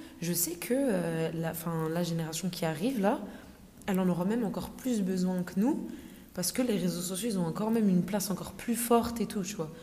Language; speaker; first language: French; native; French